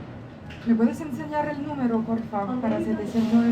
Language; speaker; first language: Spanish; non-native, learner; French